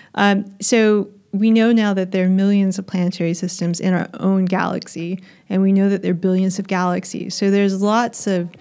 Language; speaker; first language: English; native; English